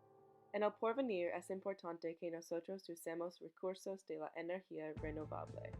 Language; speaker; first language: Spanish; non-native, learner; English